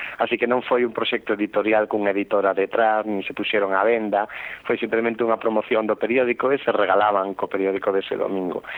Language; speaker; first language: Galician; non-native, local second language; Spanish